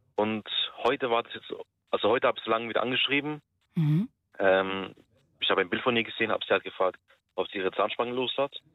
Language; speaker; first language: German; early bilingual, other home language; Turkish